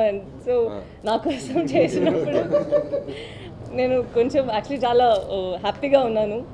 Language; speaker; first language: Telugu; non-native, local second language; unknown